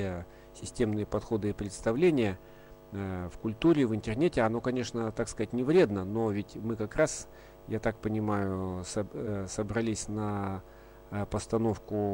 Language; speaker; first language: Russian; native; Russian